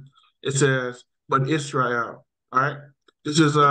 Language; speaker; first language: English; native; English